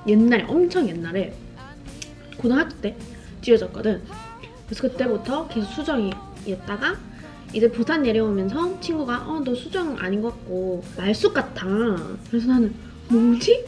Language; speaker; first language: Korean; non-native, fluent; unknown